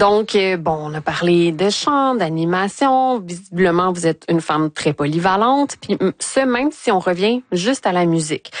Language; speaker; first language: French; native; French